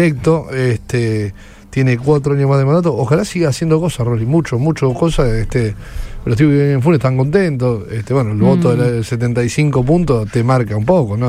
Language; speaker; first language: Spanish; native; Spanish